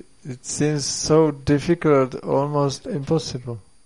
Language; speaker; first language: English; non-native, fluent; Czech